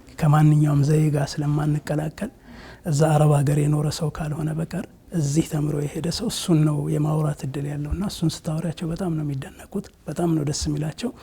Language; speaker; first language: Amharic; native; Amharic